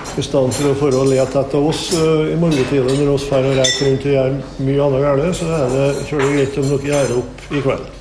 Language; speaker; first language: Norwegian; native; Norwegian